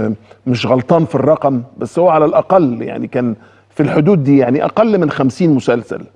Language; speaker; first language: Arabic; native; Arabic